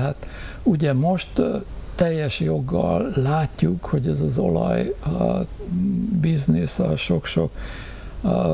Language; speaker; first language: Hungarian; native; Hungarian